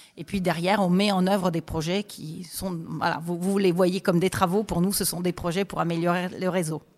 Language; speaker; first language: French; non-native, fluent; Italian